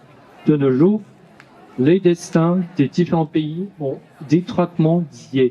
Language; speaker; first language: French; non-native, fluent; Chinese